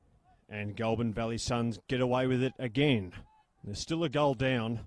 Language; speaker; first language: English; native; English